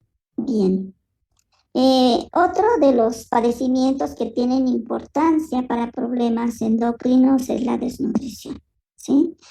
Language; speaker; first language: Spanish; native; Spanish